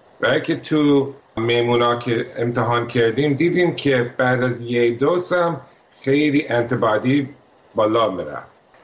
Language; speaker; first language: Persian; early bilingual, heritage; Persian